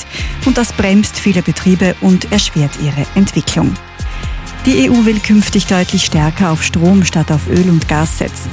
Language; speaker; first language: German; native; German